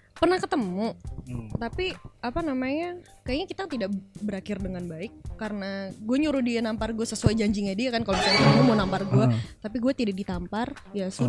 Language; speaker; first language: Indonesian; native; Indonesian